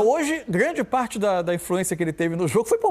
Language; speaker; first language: Portuguese; native; Portuguese